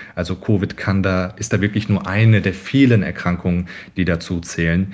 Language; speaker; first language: German; early bilingual, other home language; Turkish